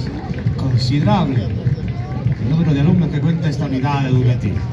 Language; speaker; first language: Spanish; native; Spanish